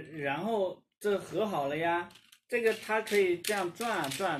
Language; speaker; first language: Chinese; native; Chinese